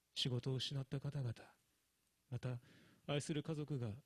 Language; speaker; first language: Japanese; native; Japanese